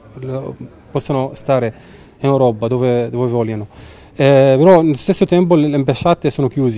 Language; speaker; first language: Italian; non-native, learner; Arabic